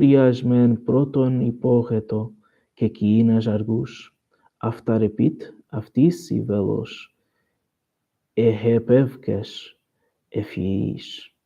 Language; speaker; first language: Greek; non-native, learner; Portuguese